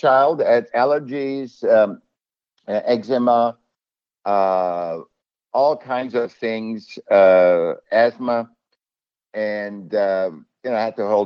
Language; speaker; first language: English; non-native, fluent; German